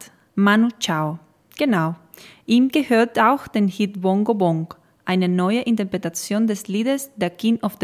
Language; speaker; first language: German; non-native, fluent; Spanish